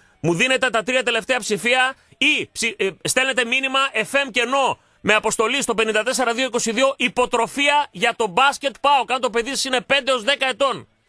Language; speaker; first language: Greek; native; Greek